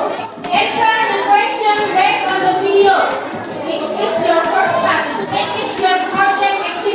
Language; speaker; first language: English; non-native, fluent; Indonesian